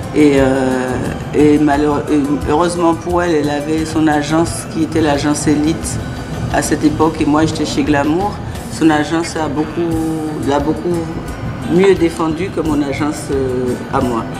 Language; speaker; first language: French; native; French